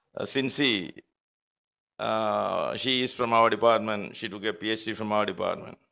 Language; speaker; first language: English; non-native, local second language; Malayalam